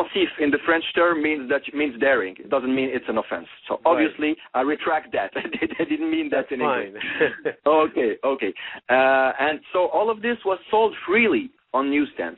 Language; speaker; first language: English; non-native, fluent; Arabic